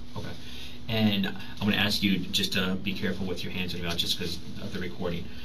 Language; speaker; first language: English; native; English